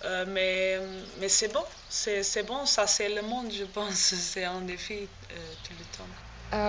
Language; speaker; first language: French; non-native, learner; Portuguese